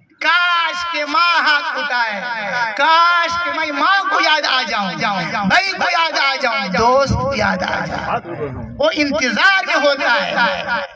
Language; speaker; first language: Urdu; non-native, local second language; Pashto